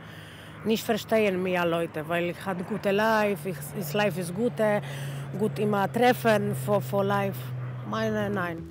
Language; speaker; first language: German; non-native, learner; Polish